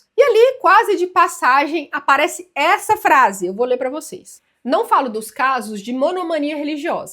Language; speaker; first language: Portuguese; native; Portuguese